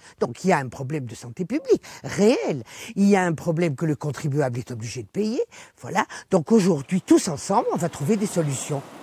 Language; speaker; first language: French; native; French